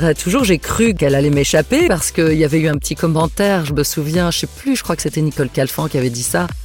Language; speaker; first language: French; native; French